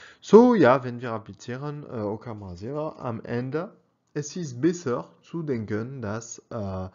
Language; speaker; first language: German; non-native, learner; French